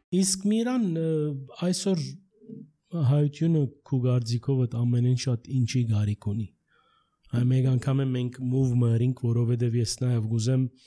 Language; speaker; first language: Armenian; early bilingual, heritage; Armenian